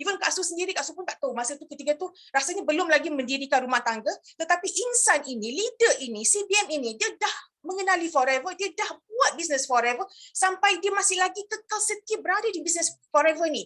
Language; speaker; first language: Malay; native; Malay